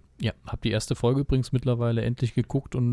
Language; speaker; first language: German; native; German